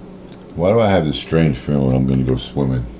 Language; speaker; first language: English; native; English